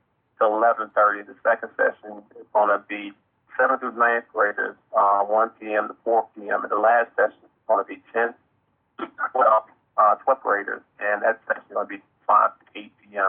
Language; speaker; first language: English; native; English